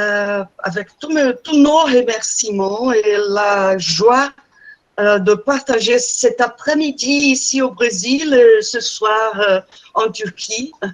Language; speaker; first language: French; non-native, fluent; Portuguese